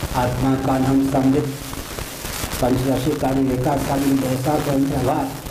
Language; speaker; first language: Hindi; non-native, local second language; Maithili